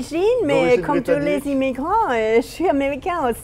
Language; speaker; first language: French; non-native, fluent; English